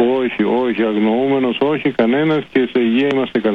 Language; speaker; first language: Greek; early bilingual, heritage; Greek